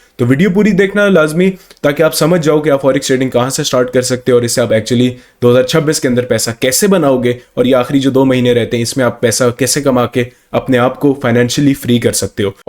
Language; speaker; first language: Urdu; non-native, local second language; Punjabi